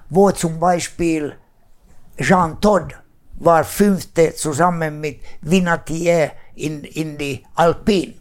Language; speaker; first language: German; non-native, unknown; Swedish